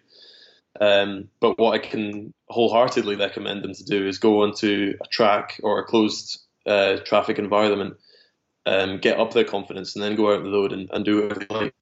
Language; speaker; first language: English; native; English